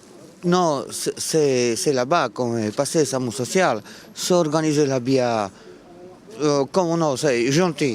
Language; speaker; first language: French; non-native, learner; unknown